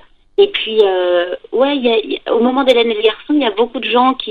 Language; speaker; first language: French; native; French